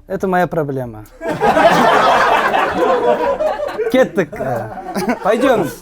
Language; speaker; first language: Russian; non-native, local second language; Kazakh